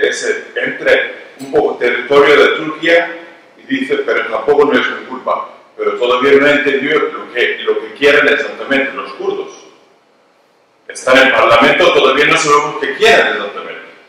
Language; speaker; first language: Spanish; non-native, learner; Turkish